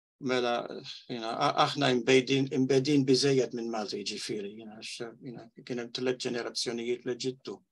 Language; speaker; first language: Maltese; early bilingual, heritage; Maltese